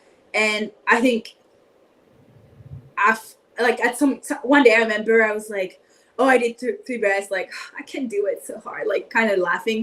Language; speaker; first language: English; non-native, fluent; French